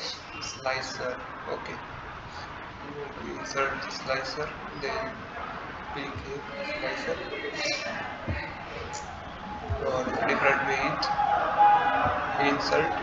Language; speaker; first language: English; non-native, learner; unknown